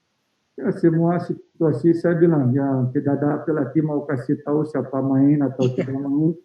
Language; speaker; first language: Indonesian; non-native, fluent; Portuguese